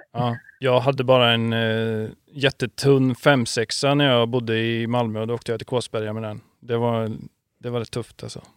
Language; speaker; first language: Swedish; native; Swedish